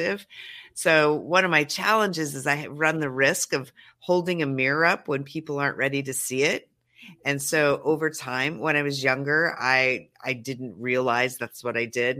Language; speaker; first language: English; native; English